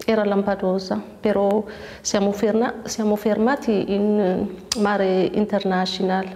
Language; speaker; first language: Italian; non-native, learner; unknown